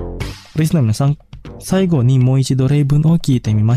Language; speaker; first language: Japanese; non-native, fluent; Indonesian